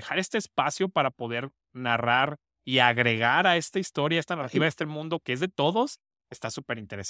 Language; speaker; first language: Spanish; native; Spanish